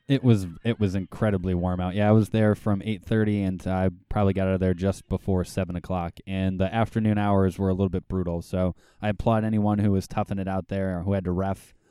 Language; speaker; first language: English; native; English